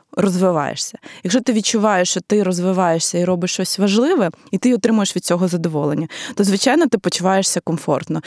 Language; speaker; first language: Ukrainian; native; Ukrainian